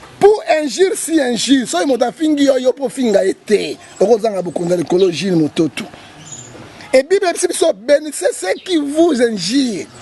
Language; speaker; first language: Lingala; native; Lingala